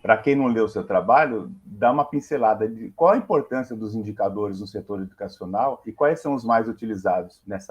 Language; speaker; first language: Portuguese; native; Portuguese